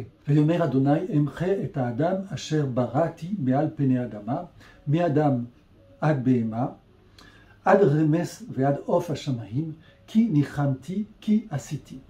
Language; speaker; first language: Hebrew; non-native, fluent; French